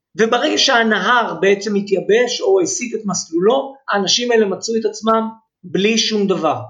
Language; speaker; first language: Hebrew; native; Hebrew